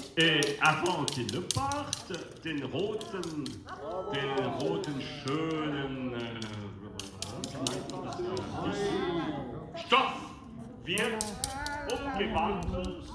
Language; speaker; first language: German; non-native, local second language; French